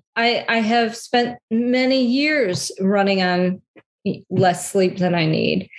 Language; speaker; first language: English; native; English